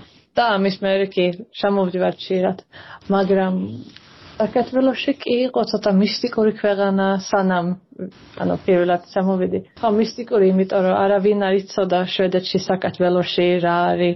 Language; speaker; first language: Georgian; early bilingual, heritage; Georgian